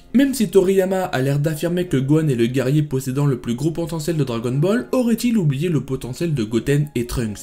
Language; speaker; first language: French; native; French